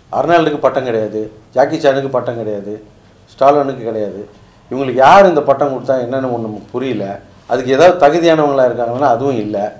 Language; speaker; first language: Tamil; native; Tamil